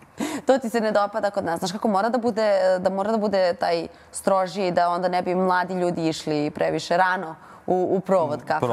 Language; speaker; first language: Bosnian; native; Bosnian